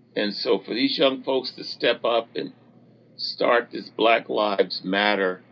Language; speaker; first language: English; native; English